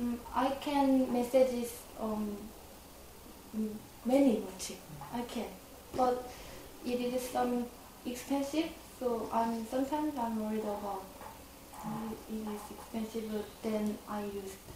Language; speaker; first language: English; non-native, learner; Korean